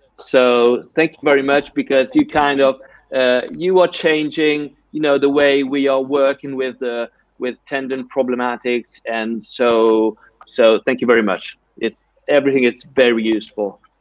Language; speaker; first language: English; non-native, fluent; Italian